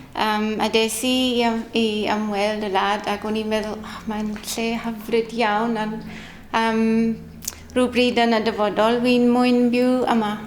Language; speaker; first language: Welsh; non-native, learner; English